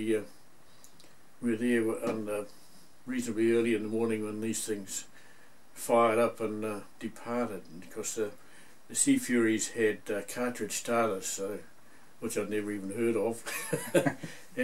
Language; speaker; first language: English; native; English